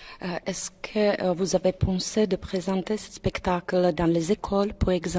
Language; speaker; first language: French; non-native, fluent; Czech